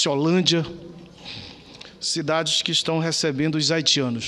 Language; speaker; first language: Portuguese; native; Portuguese